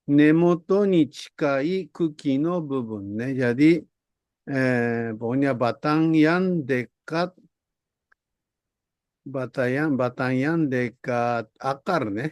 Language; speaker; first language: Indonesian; non-native, fluent; Japanese